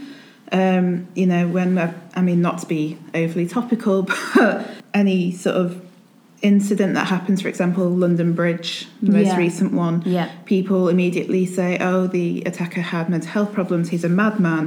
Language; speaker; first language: English; native; English